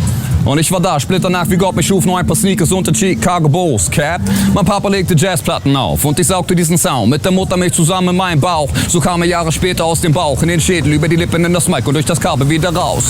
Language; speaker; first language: German; native; German